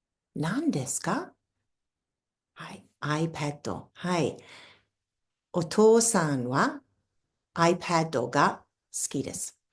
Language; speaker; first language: Japanese; non-native, fluent; English